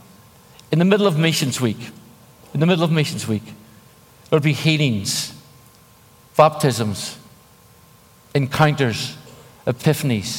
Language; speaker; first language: English; native; English